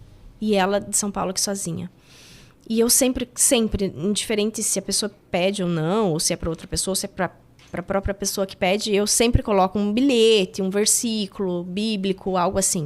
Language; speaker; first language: Portuguese; native; Portuguese